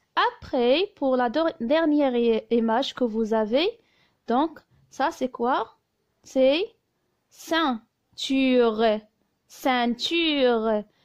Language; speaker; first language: French; non-native, local second language; Arabic